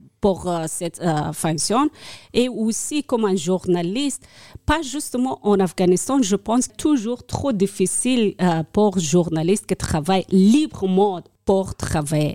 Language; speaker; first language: French; non-native, learner; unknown